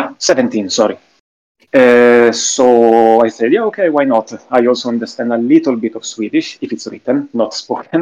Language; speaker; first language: English; non-native, fluent; Italian